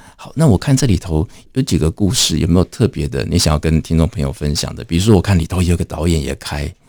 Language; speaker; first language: Chinese; native; Chinese